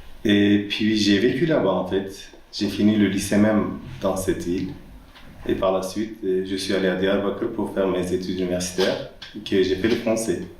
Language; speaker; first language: French; non-native, fluent; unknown